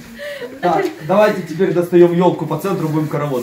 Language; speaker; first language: Russian; native; Russian